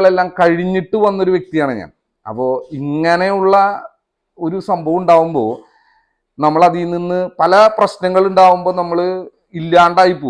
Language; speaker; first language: Malayalam; native; Malayalam